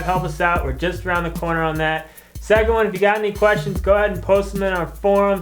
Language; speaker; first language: English; native; English